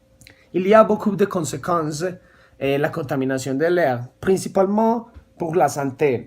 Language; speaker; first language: French; non-native, learner; Spanish